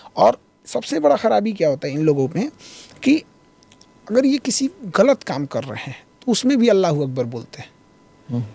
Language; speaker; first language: Hindi; native; Hindi